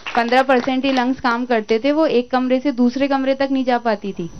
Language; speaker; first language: Hindi; native; Hindi